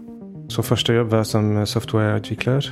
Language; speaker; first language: Norwegian; non-native, fluent; French